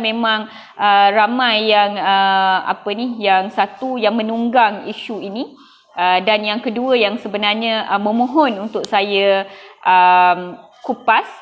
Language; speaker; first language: Malay; non-native, local second language; Tamil